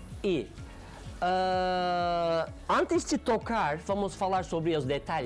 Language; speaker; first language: Portuguese; non-native, learner; Turkish